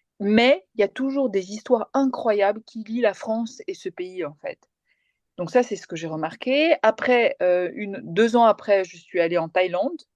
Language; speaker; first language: French; early bilingual, other home language; Malayalam